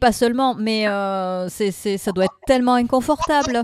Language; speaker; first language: French; native; French